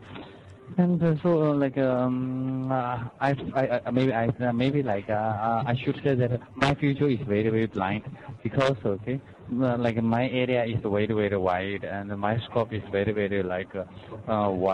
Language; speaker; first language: English; non-native, fluent; Chinese